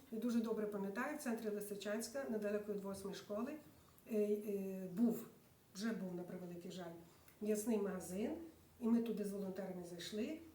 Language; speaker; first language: Ukrainian; native; Ukrainian